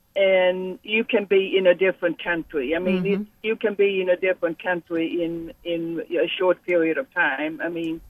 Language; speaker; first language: English; non-native, fluent; Swedish